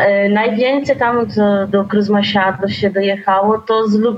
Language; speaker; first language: Polish; early bilingual, heritage; Polish